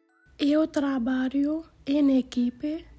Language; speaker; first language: Portuguese; non-native, learner; Haitian Creole